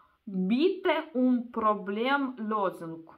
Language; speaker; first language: German; non-native, learner; Russian